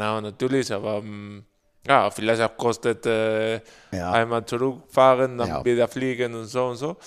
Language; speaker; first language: German; non-native, learner; Spanish